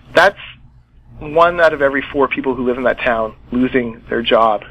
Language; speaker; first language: English; native; English